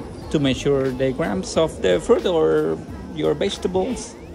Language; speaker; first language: English; non-native, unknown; Spanish